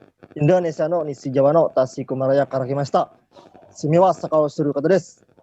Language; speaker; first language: Japanese; non-native, learner; Indonesian